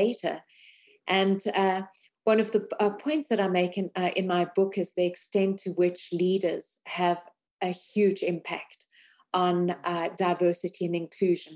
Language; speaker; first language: English; native; English